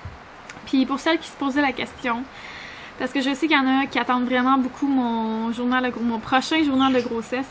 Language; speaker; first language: French; native; French